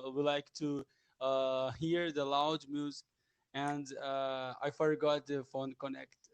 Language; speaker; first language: English; non-native, learner; Portuguese